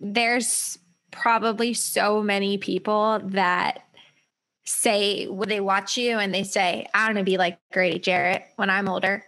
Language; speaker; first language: English; native; English